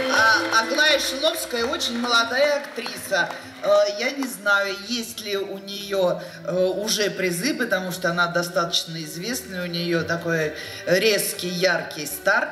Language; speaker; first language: Russian; native; Russian